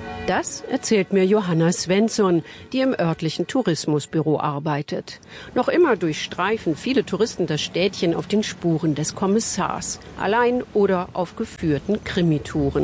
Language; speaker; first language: German; native; German